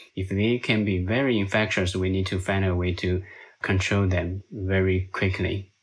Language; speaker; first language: English; non-native, fluent; Chinese